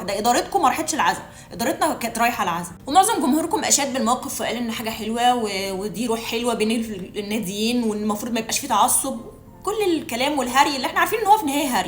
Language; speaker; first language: Arabic; native; Arabic